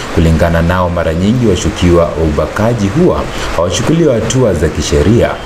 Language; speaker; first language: Swahili; non-native, local second language; Gusii